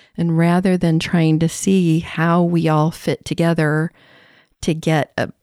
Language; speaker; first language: English; native; English